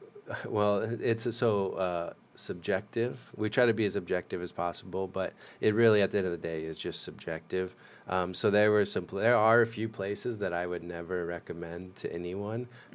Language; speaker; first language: English; native; English